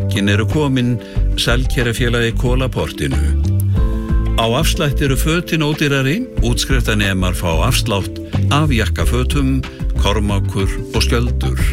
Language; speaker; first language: Icelandic; native; Icelandic